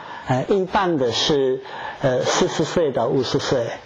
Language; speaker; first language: Chinese; non-native, fluent; English